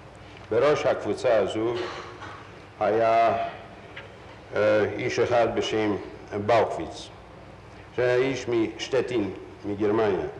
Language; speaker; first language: Hebrew; non-native, fluent; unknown